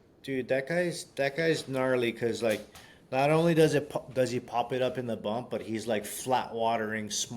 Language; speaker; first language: English; native; English